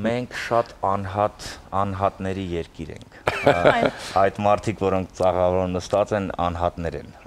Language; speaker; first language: Armenian; early bilingual, heritage; Armenian